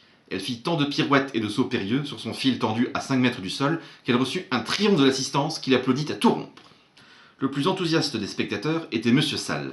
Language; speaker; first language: French; native; French